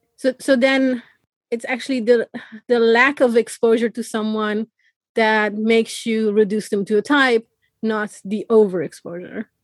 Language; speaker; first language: English; non-native, fluent; Persian